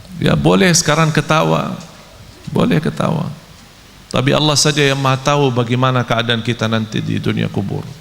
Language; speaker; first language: Malay; non-native, fluent; Arabic